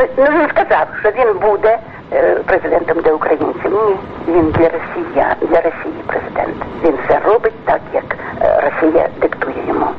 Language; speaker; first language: Ukrainian; native; Ukrainian